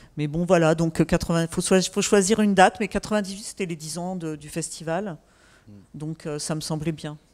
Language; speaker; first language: French; native; French